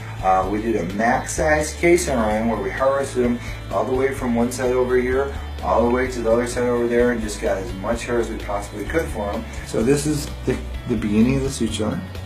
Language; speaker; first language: English; native; English